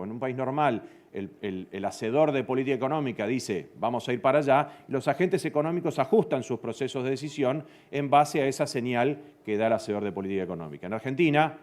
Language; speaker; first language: Spanish; native; Spanish